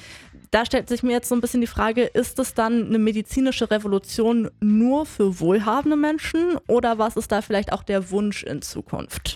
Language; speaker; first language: German; native; German